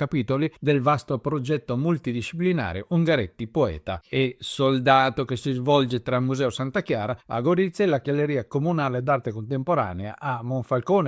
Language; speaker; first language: Italian; native; Italian